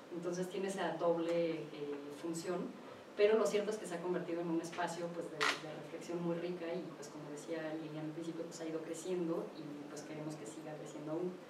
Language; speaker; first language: Spanish; native; Spanish